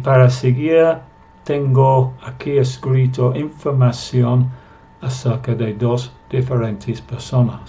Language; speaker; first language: Spanish; non-native, fluent; English